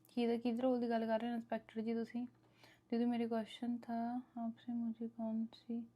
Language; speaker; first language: Hindi; non-native, local second language; Punjabi